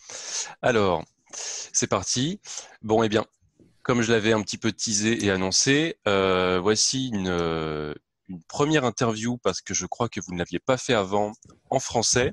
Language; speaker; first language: French; native; French